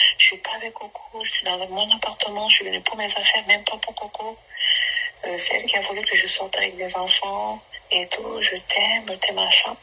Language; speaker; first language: French; non-native, local second language; Basaa